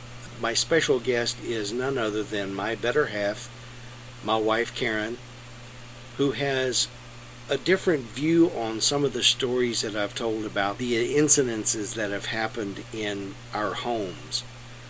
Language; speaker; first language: English; native; English